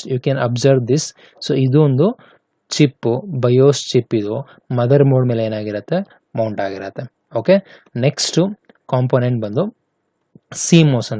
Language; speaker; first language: Kannada; native; Kannada